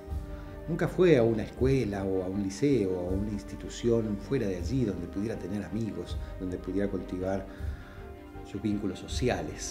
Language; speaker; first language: Spanish; native; Spanish